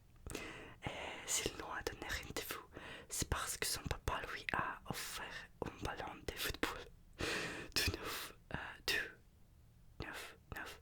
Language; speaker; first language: French; non-native, learner; Russian